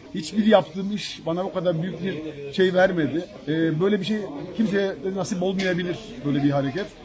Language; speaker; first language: Turkish; native; Turkish